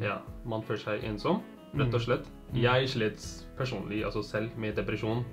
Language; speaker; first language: Norwegian; early bilingual, other home language; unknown